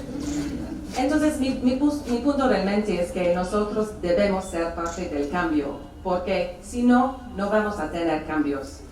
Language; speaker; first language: Spanish; non-native, fluent; English